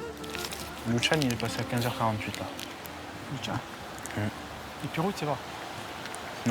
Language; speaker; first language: French; native; French